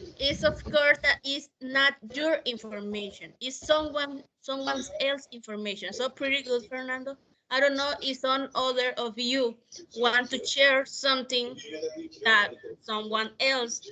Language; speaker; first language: English; non-native, fluent; Spanish